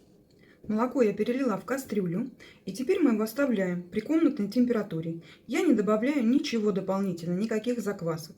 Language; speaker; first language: Russian; native; Russian